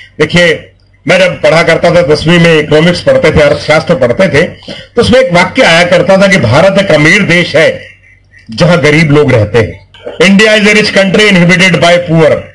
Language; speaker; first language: Hindi; native; Hindi